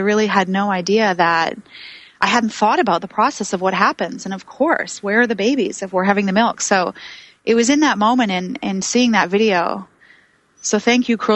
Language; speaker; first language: English; native; English